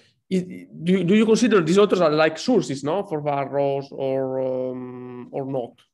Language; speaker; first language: English; non-native, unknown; Italian